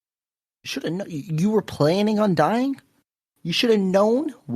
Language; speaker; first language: English; native; English